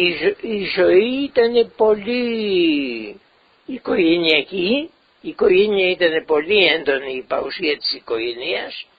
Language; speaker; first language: Greek; non-native, local second language; Ladino